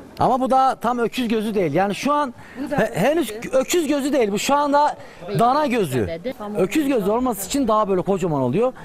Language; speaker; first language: Turkish; native; Turkish